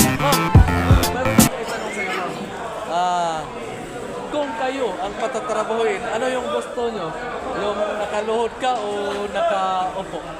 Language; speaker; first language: Filipino; non-native, local second language; Cebuano